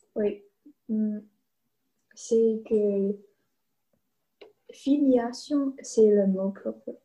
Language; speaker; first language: French; non-native, learner; English